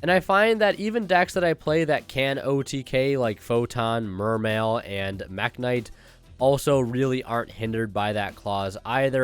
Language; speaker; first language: English; native; English